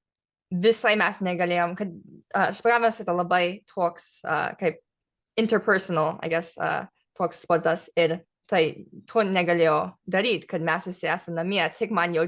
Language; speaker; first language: Lithuanian; early bilingual, heritage; English